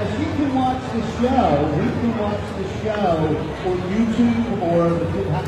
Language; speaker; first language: English; native; English